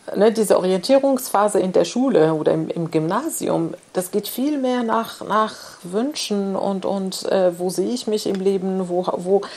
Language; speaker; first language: German; non-native, fluent; Arabic